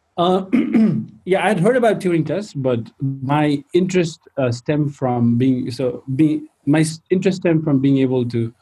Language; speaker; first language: English; non-native, local second language; Nepali